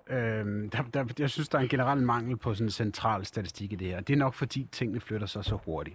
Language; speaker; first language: Danish; native; Danish